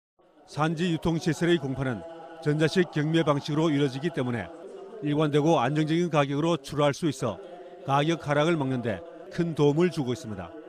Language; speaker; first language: Korean; native; Korean